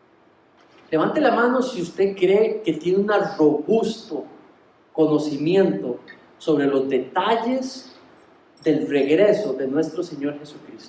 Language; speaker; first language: Spanish; native; Spanish